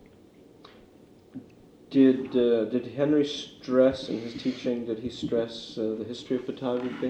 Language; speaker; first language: English; native; English